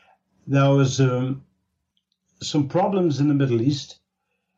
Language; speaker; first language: English; native; English